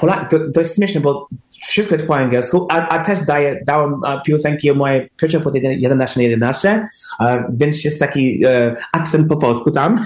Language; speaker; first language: Polish; early bilingual, heritage; English